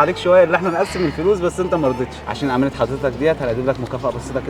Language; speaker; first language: Arabic; native; Arabic